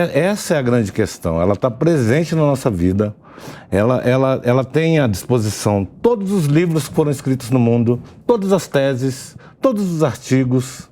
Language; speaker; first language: Portuguese; native; Portuguese